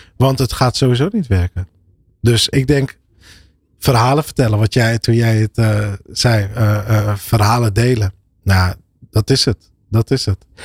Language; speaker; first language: Dutch; early bilingual, other home language; Arabic